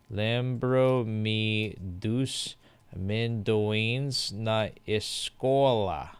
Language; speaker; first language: Portuguese; non-native, learner; English